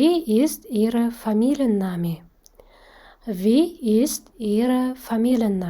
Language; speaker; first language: German; non-native, fluent; Kazakh